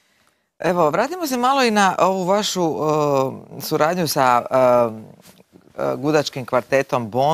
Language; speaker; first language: Croatian; native; Croatian